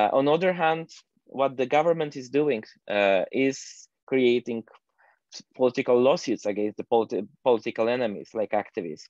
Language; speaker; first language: English; non-native, fluent; Polish